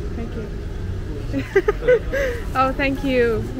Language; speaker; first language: English; non-native, fluent; Vietnamese